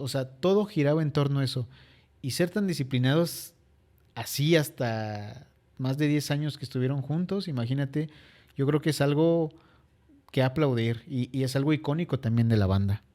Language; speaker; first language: Spanish; native; Spanish